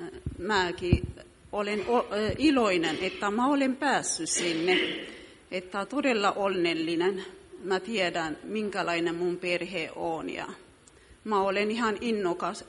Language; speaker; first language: Finnish; non-native, fluent; Amharic